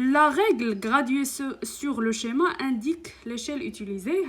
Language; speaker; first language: French; non-native, local second language; Arabic